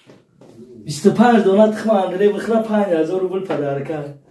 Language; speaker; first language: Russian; non-native, fluent; Tajik